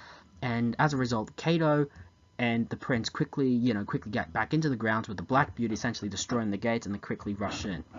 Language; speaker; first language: English; native; English